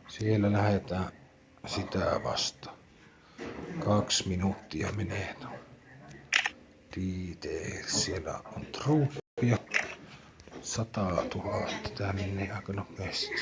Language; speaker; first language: Finnish; native; Finnish